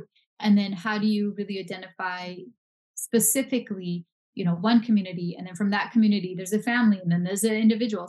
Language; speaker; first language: English; non-native, local second language; Punjabi